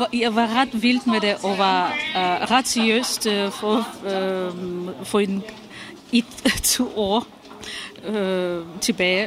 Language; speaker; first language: Danish; non-native, fluent; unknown